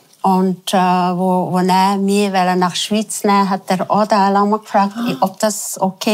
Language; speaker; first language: German; non-native, fluent; Tibetan